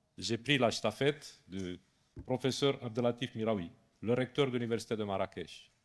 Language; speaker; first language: French; non-native, fluent; Romanian